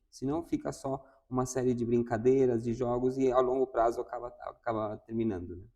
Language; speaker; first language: Portuguese; non-native, fluent; Spanish